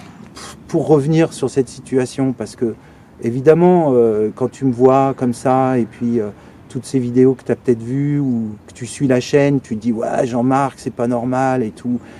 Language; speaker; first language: French; native; French